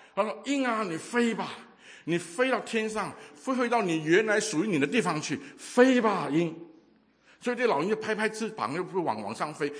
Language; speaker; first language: Chinese; non-native, local second language; Cantonese